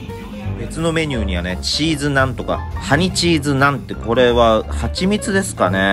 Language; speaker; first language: Japanese; native; Japanese